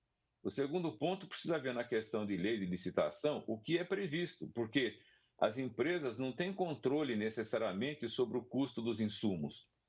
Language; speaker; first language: Portuguese; native; Portuguese